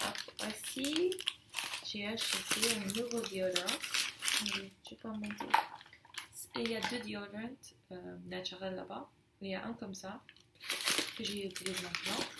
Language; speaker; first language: French; non-native, learner; English